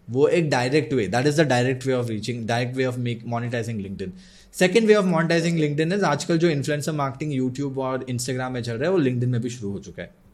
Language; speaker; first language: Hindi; non-native, local second language; Odia